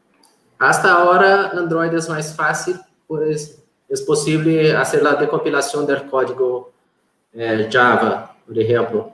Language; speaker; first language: Spanish; non-native, fluent; Portuguese